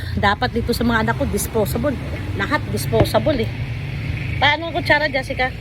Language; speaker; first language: Filipino; non-native, local second language; Cebuano